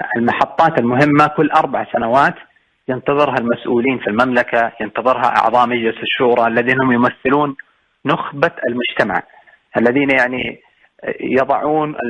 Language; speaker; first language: Arabic; native; Arabic